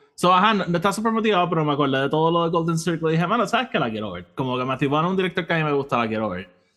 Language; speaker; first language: Spanish; native; Spanish